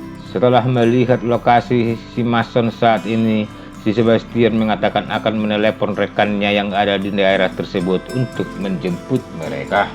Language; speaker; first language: Indonesian; native; Indonesian